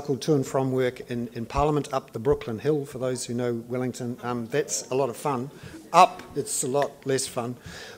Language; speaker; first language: English; native; English